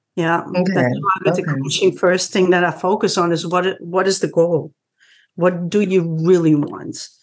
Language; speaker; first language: English; non-native, fluent; Dutch